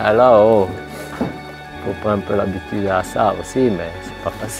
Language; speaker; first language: French; non-native, learner; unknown